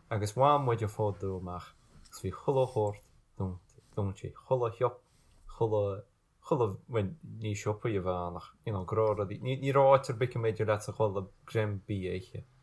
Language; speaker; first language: Irish; native; Irish